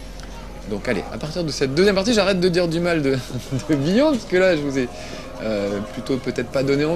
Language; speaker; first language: French; native; French